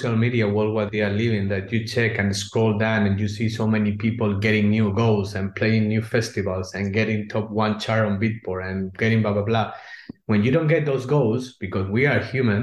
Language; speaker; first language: English; non-native, fluent; Spanish